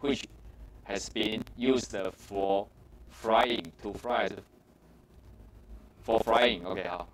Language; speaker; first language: English; non-native, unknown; Chinese